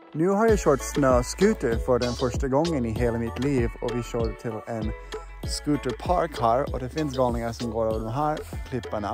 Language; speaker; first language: Swedish; non-native, fluent; English